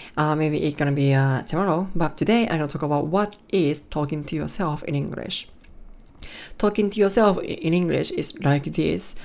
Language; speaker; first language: English; non-native, learner; Japanese